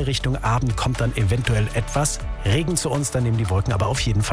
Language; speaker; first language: German; native; German